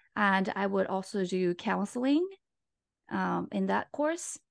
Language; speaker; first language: English; non-native, fluent; Japanese